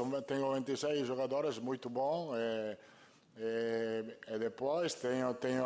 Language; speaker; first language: Portuguese; non-native, learner; Italian